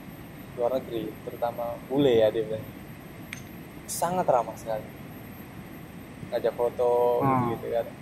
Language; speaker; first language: Indonesian; non-native, fluent; German